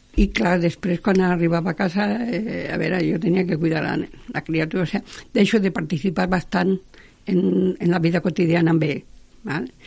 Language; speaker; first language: Catalan; non-native, local second language; Spanish